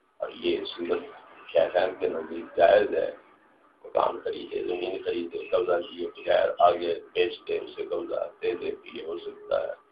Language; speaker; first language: Urdu; non-native, local second language; Punjabi